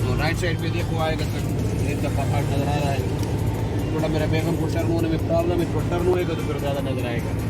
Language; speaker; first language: Urdu; non-native, local second language; Pashto